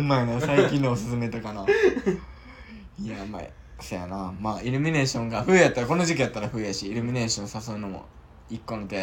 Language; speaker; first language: Japanese; native; Japanese